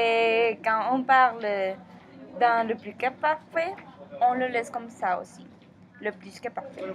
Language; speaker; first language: French; non-native, learner; Spanish